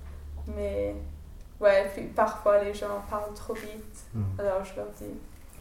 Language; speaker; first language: French; non-native, fluent; English